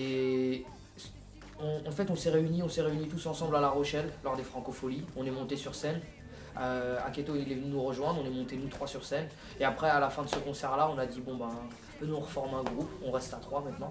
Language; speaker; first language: French; native; French